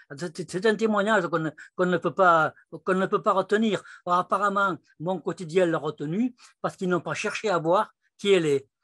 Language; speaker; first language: French; native; French